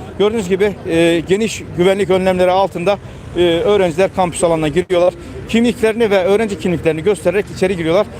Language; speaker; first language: Turkish; native; Turkish